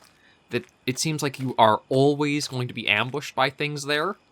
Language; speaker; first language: English; native; English